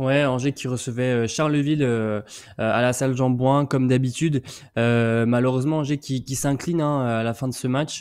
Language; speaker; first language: French; native; French